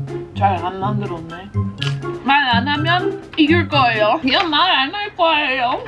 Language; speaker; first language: Korean; non-native, learner; English